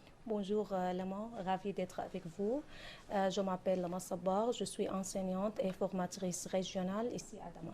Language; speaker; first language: French; non-native, fluent; Arabic